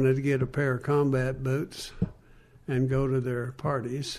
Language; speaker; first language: English; native; English